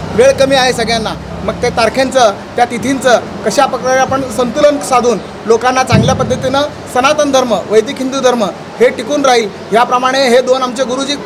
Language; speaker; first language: Marathi; non-native, local second language; Telugu